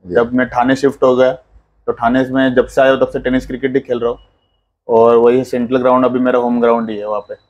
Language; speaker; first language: Hindi; non-native, local second language; Marathi